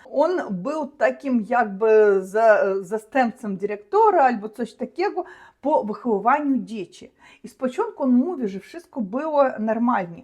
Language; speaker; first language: Polish; non-native, learner; Russian